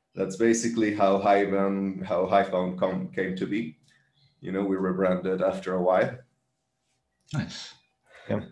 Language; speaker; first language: English; non-native, fluent; Spanish